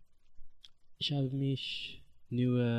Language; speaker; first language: German; non-native, learner; English